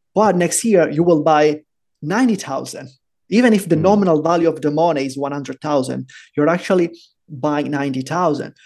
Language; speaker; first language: English; non-native, fluent; Italian